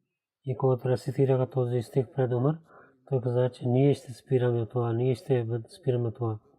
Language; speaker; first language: Bulgarian; non-native, learner; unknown